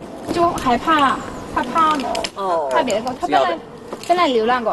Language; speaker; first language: Chinese; non-native, fluent; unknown